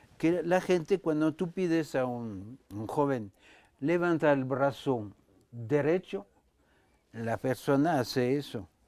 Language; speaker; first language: Spanish; non-native, fluent; French